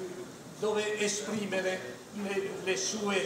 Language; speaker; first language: Italian; non-native, fluent; Albanian